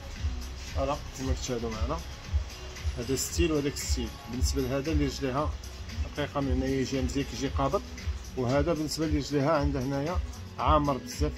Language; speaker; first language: Arabic; native; Arabic